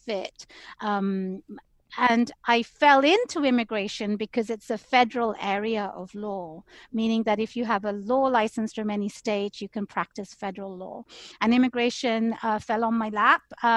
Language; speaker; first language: English; native; English